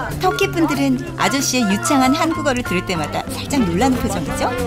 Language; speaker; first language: Korean; native; Korean